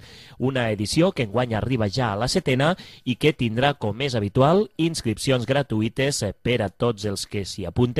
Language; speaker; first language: Catalan; native; Catalan